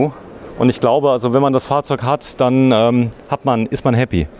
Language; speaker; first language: German; native; German